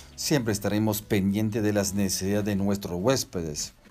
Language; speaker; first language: Spanish; non-native, fluent; French